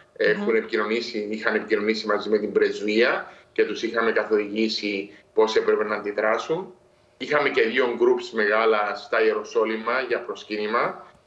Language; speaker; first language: Greek; native; Greek